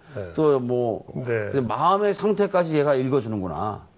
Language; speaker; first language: Korean; native; Korean